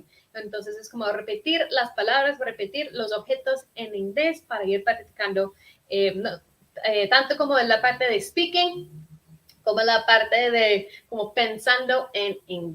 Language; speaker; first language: Spanish; non-native, fluent; English